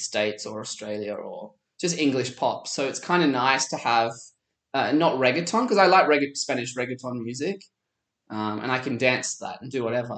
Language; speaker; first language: English; native; English